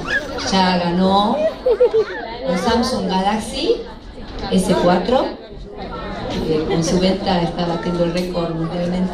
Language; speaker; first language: Spanish; native; Spanish